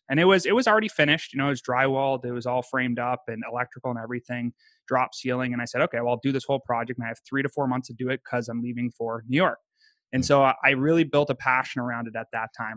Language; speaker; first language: English; native; English